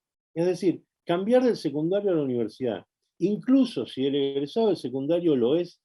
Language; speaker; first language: Spanish; native; Spanish